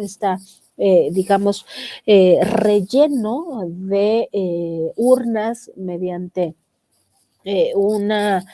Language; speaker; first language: Spanish; native; Spanish